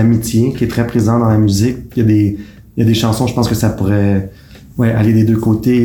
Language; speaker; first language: French; native; French